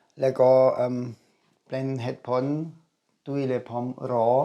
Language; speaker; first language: Thai; non-native, learner; German